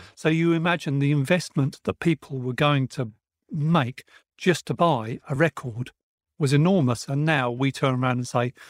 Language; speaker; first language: English; native; English